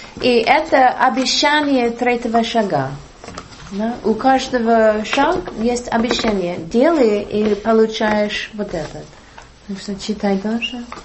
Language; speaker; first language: Russian; non-native, learner; English